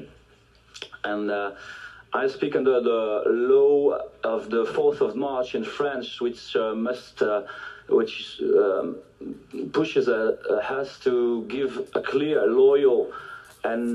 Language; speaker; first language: English; non-native, fluent; French